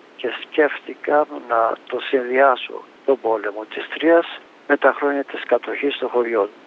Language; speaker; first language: Greek; native; Greek